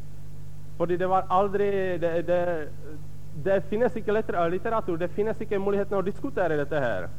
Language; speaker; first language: Norwegian; non-native, fluent; Czech